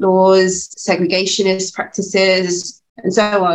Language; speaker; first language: English; native; English